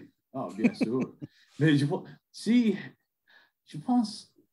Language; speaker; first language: French; non-native, learner; English